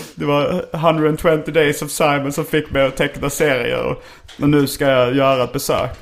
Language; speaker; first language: Swedish; native; Swedish